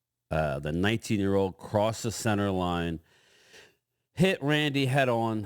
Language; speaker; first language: English; native; English